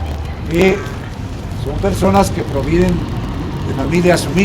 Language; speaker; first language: Spanish; native; Spanish